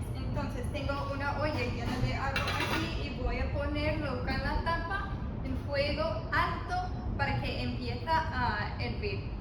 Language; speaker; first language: Spanish; early bilingual, heritage; Spanish